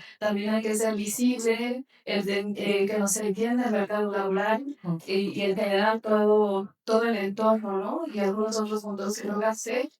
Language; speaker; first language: Spanish; native; Spanish